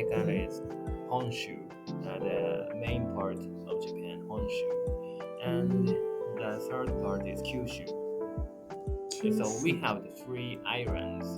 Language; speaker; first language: English; non-native, learner; Japanese